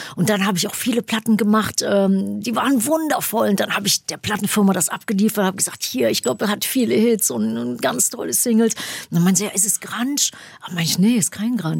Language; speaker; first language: German; native; German